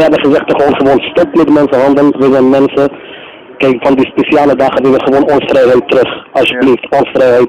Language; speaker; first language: Dutch; non-native, learner; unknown